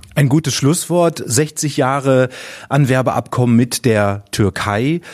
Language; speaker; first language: German; native; German